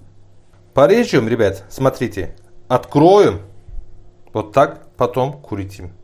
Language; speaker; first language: Russian; non-native, learner; Turkish